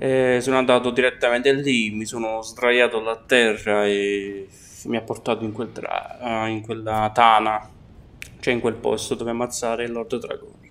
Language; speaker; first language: Italian; native; Italian